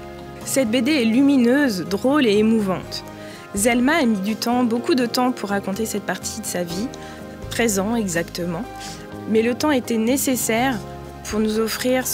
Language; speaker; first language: French; native; French